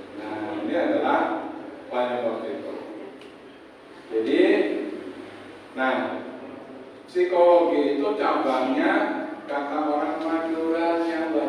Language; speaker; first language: Indonesian; non-native, local second language; Javanese